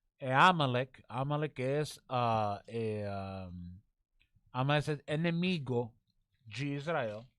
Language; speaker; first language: Spanish; non-native, learner; English